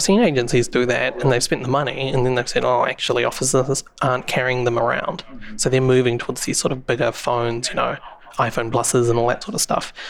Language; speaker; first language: English; native; English